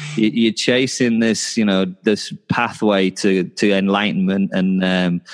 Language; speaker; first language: English; native; English